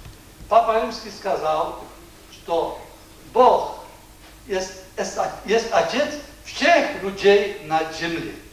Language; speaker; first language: Russian; non-native, learner; Polish